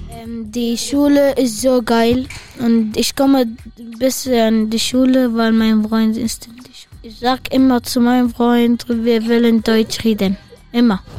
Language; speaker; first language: German; non-native, learner; Arabic